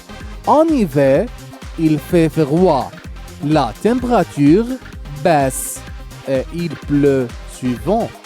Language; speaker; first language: French; non-native, fluent; Arabic